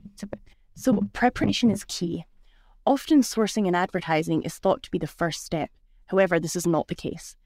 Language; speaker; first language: English; native; English